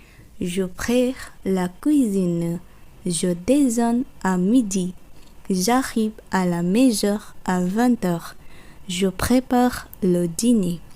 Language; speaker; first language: French; non-native, fluent; Bangla